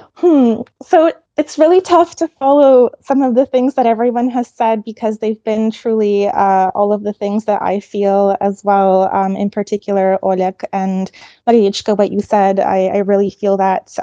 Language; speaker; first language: English; early bilingual, other home language; Ukrainian